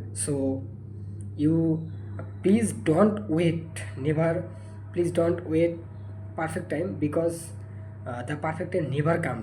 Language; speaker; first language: English; non-native, learner; Bangla